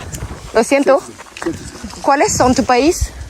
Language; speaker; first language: Spanish; non-native, learner; English